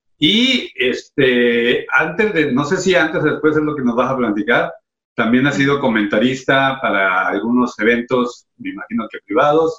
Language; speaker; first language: Spanish; native; Spanish